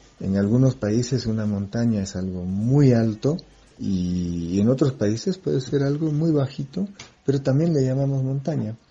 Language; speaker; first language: Spanish; non-native, fluent; French